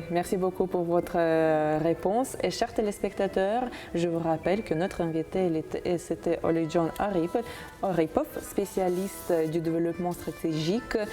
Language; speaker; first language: French; non-native, fluent; Uzbek